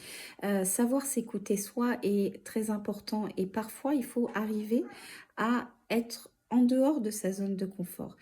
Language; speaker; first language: French; native; French